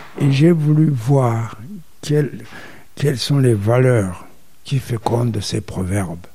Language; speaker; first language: French; non-native, local second language; Rundi